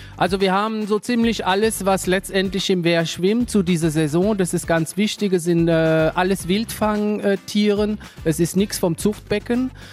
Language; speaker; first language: German; non-native, local second language; French